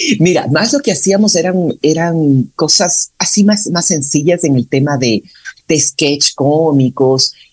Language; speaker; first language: Spanish; native; Spanish